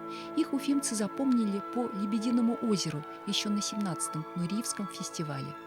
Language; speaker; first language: Russian; native; Russian